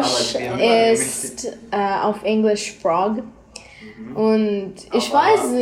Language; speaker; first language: German; non-native, learner; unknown